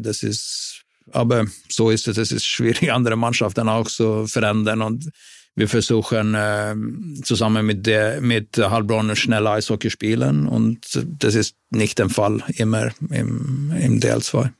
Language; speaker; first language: German; non-native, fluent; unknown